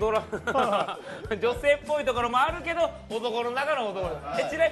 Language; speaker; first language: Japanese; native; Japanese